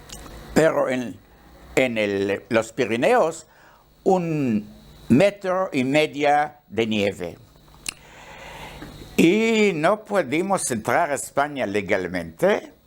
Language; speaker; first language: Spanish; non-native, learner; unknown